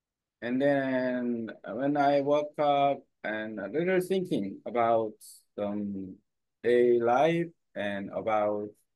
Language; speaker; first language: English; non-native, learner; Korean